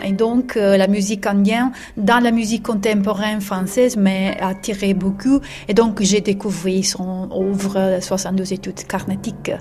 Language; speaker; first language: French; non-native, learner; Italian